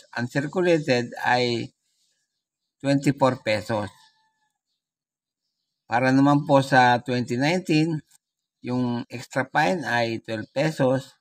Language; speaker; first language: Filipino; native; Filipino